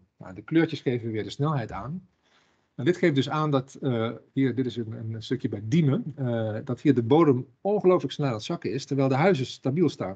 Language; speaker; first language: Dutch; native; Dutch